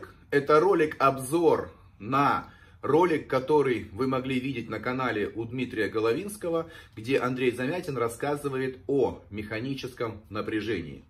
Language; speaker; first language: Russian; native; Russian